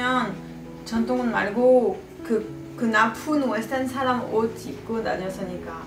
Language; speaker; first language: Korean; non-native, fluent; French